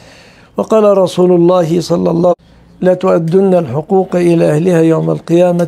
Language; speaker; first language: Arabic; native; Arabic